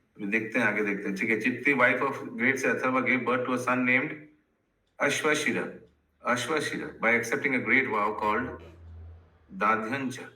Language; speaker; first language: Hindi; non-native, local second language; Bangla